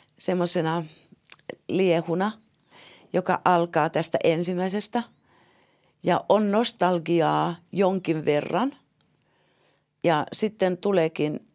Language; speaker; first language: Finnish; native; Finnish